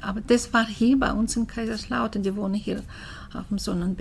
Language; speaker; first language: German; early bilingual, heritage; German